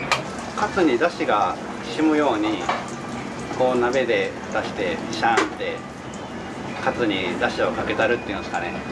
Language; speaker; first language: Japanese; native; Japanese